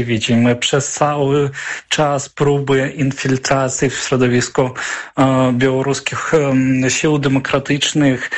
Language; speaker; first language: Polish; non-native, fluent; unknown